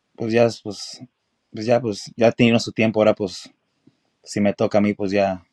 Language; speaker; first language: Spanish; early bilingual, heritage; Spanish